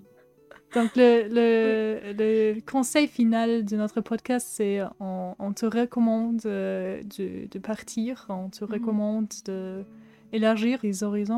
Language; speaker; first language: French; non-native, fluent; German